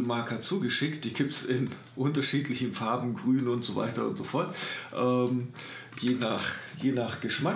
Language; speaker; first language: German; native; German